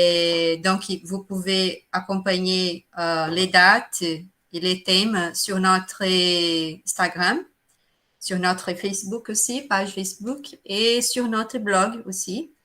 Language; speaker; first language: French; non-native, fluent; Portuguese